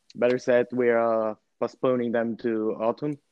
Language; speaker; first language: English; non-native, fluent; Italian